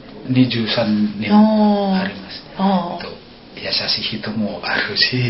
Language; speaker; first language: Japanese; non-native, learner; Indonesian